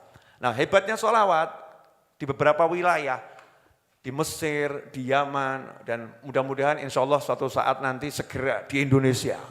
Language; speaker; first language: Indonesian; native; Indonesian